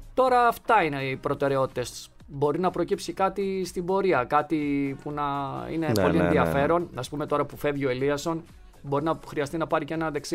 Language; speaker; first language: Greek; native; Greek